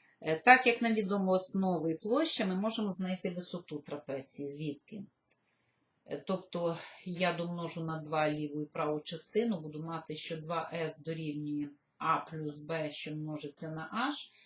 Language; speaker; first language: Ukrainian; native; Ukrainian